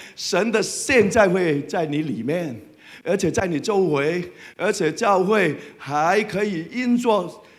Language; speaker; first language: Chinese; non-native, fluent; Cantonese